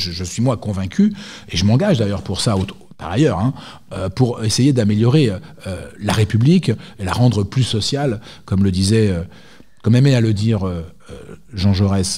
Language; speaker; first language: French; native; French